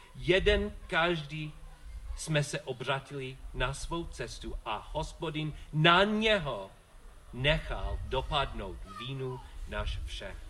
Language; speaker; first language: Czech; non-native, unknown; English